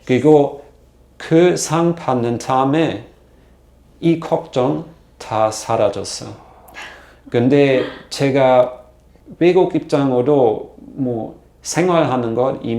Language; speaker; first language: Korean; non-native, learner; German